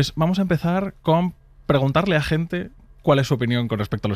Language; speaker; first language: Spanish; native; Spanish